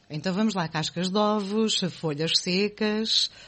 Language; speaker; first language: Portuguese; native; Portuguese